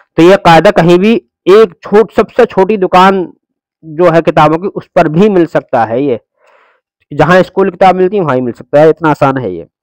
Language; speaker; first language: Hindi; native; Hindi